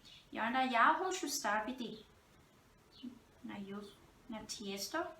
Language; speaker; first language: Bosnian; non-native, learner; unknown